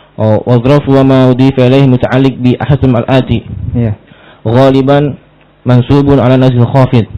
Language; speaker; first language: Arabic; non-native, learner; Indonesian